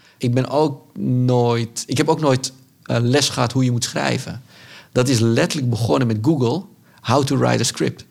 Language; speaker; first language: Dutch; early bilingual, other home language; Sranan Tongo